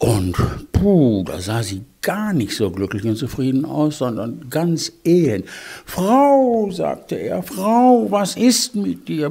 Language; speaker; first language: German; native; German